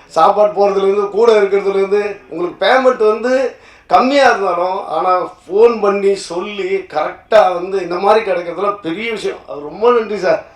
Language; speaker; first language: Tamil; native; Tamil